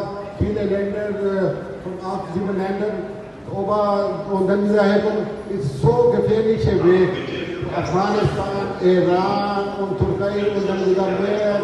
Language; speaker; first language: German; non-native, learner; Urdu